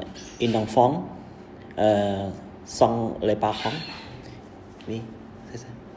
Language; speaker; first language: French; non-native, learner; Khmer